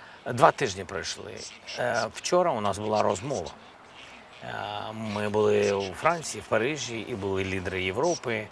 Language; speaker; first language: Ukrainian; non-native, local second language; Russian